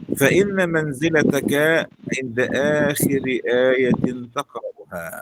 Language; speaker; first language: Arabic; native; Arabic